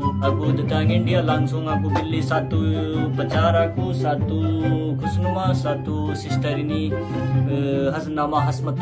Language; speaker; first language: Indonesian; non-native, learner; Hindi